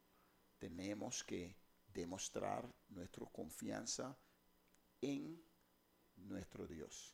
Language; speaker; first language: Spanish; non-native, fluent; English